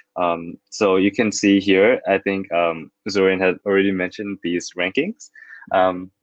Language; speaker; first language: English; non-native, fluent; Thai